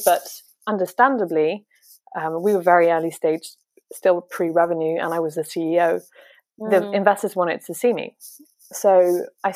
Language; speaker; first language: English; non-native, fluent; French